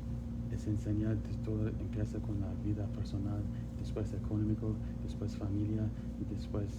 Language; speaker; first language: Spanish; non-native, learner; Pashto